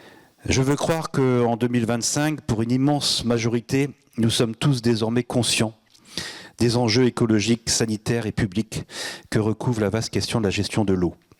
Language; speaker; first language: French; native; French